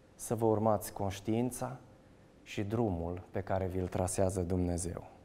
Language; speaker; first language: Romanian; native; Romanian